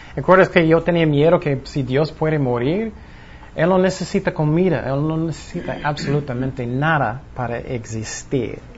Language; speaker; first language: Spanish; non-native, fluent; English